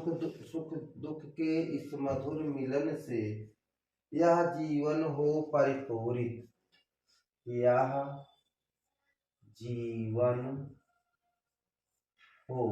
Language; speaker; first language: Hindi; native; Hindi